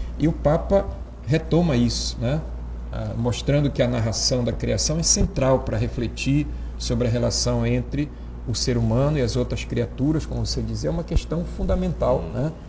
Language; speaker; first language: Portuguese; native; Portuguese